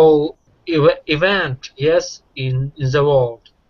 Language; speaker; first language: English; non-native, learner; Russian